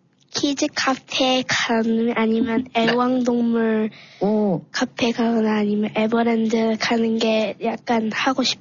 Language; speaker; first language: Korean; early bilingual, heritage; Korean